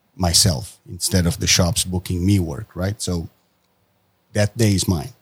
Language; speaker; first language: English; non-native, fluent; Portuguese